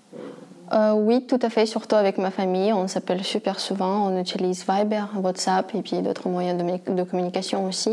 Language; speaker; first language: French; non-native, fluent; Russian